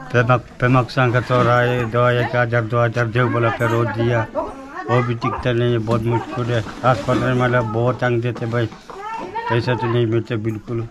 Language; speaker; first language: Hindi; non-native, local second language; Tibetan